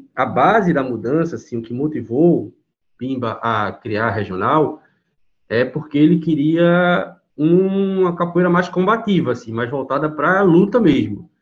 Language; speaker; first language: Portuguese; native; Portuguese